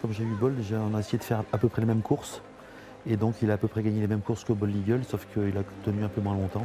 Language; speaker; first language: French; native; French